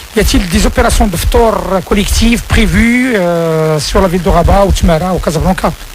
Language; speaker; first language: French; non-native, local second language; Arabic